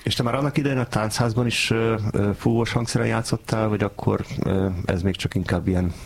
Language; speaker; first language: Hungarian; native; Hungarian